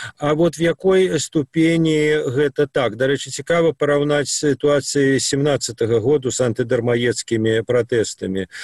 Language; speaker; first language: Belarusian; non-native, local second language; Russian